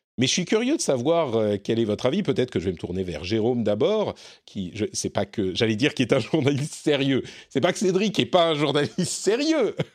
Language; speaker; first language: French; native; French